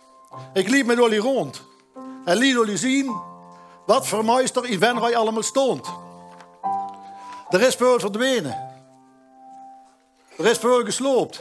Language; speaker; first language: Dutch; native; Dutch